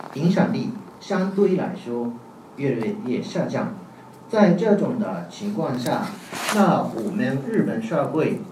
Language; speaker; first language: Chinese; non-native, fluent; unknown